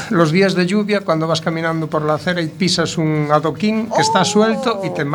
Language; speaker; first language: Spanish; native; Spanish